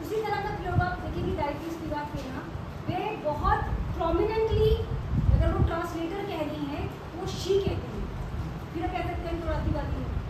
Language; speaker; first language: Hindi; native; Hindi